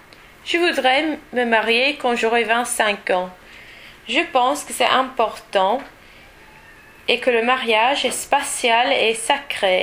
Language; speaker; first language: French; non-native, learner; English